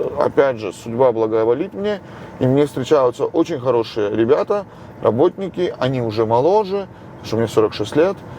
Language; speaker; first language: Russian; non-native, local second language; Georgian